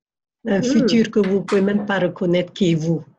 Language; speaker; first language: French; non-native, fluent; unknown